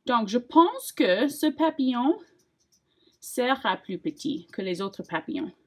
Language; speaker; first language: French; non-native, learner; English